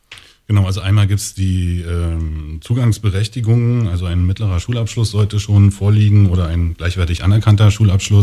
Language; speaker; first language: German; native; German